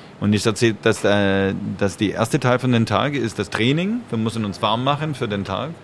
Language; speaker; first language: German; non-native, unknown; French